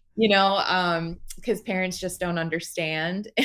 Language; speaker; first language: English; native; English